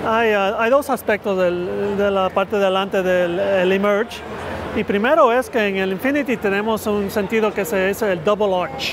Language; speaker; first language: Spanish; early bilingual, heritage; Spanish